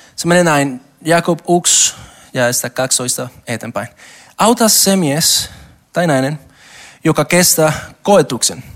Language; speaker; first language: Finnish; non-native, learner; Spanish